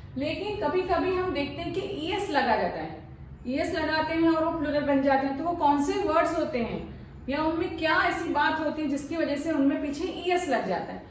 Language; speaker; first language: Hindi; non-native, local second language; Marathi